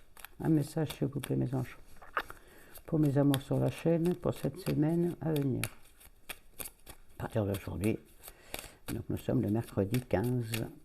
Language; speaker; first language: French; native; French